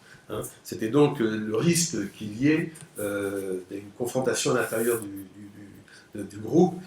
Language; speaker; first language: French; native; French